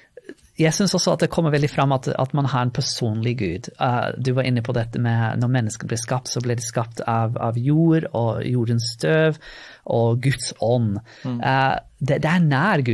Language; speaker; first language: Norwegian; non-native, fluent; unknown